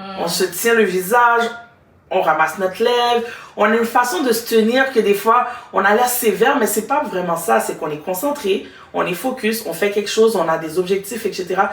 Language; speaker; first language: French; native; French